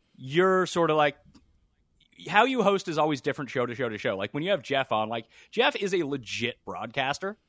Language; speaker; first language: English; native; English